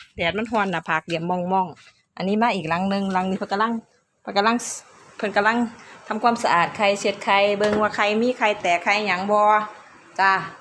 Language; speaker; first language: Thai; native; Thai